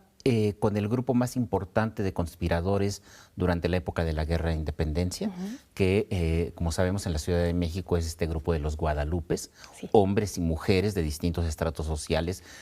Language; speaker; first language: Spanish; native; Spanish